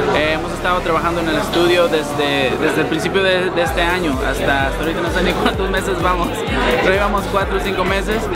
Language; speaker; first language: Spanish; early bilingual, heritage; Spanish